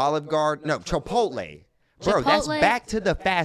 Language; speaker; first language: English; native; English